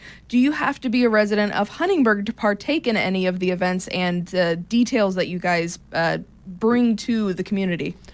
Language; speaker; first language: English; native; English